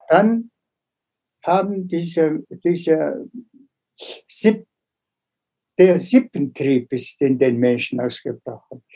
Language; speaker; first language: German; non-native, fluent; Mongolian